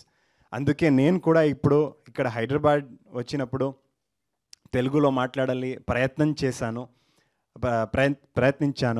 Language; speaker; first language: Telugu; non-native, learner; Kannada